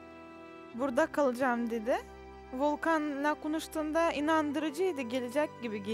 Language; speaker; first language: Turkish; non-native, fluent; Russian